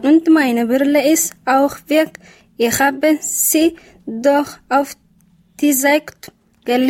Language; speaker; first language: German; non-native, learner; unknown